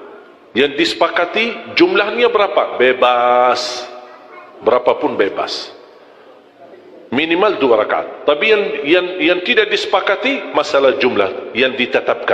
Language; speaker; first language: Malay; non-native, fluent; Arabic